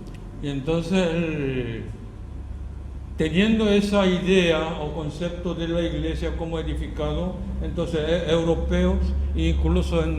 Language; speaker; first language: Spanish; non-native, learner; Korean